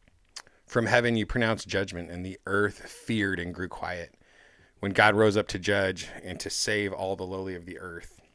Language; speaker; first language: English; native; English